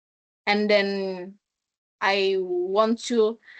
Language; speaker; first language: English; non-native, learner; Indonesian